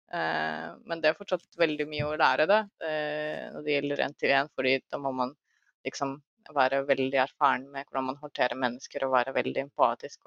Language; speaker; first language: Norwegian; non-native, fluent; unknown